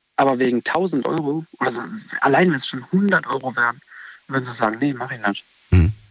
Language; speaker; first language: German; native; German